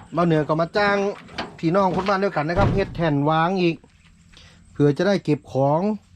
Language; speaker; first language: Thai; native; Thai